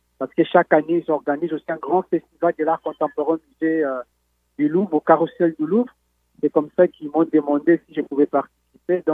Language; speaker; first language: French; non-native, local second language; Lingala